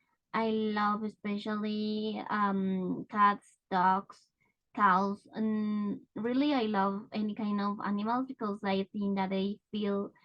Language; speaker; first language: English; non-native, learner; Spanish